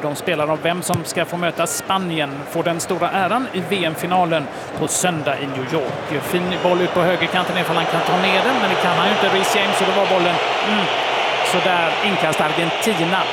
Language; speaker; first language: Swedish; native; Swedish